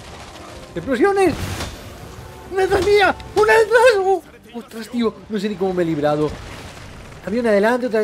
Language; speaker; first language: Spanish; native; Spanish